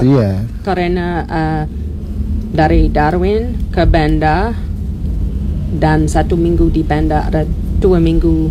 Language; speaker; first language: Indonesian; non-native, learner; English